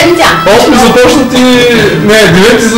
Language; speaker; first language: Bulgarian; native; Bulgarian